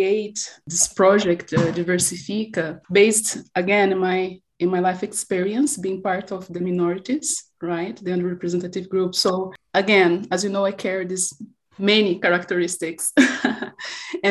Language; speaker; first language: English; non-native, fluent; Portuguese